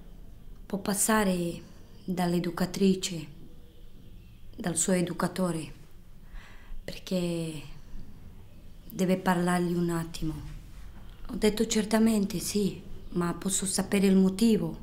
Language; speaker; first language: Italian; non-native, fluent; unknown